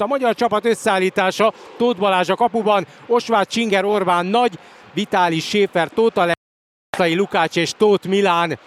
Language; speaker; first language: Hungarian; native; Hungarian